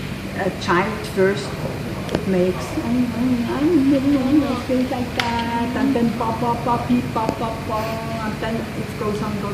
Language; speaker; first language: English; non-native, fluent; French